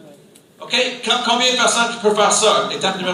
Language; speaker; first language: French; non-native, fluent; English